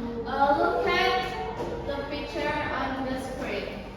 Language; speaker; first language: English; non-native, learner; Indonesian